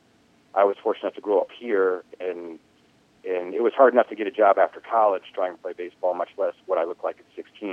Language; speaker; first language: English; native; English